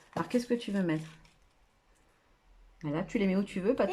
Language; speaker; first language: French; native; French